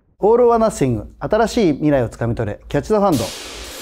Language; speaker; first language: Japanese; native; Japanese